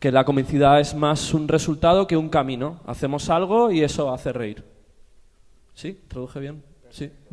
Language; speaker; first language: Spanish; native; Spanish